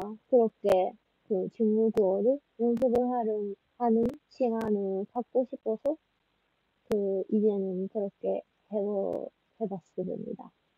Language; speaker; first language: Korean; non-native, learner; Japanese